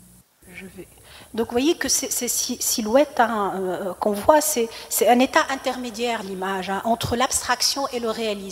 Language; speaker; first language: French; non-native, local second language; Arabic